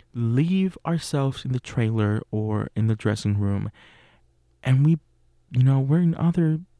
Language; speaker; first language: English; non-native, fluent; Spanish